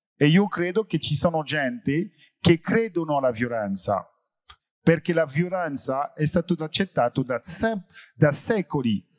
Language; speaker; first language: Italian; non-native, fluent; French